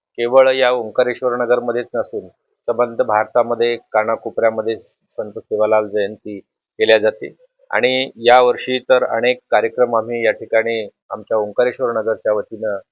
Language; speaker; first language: Marathi; non-native, local second language; Lambadi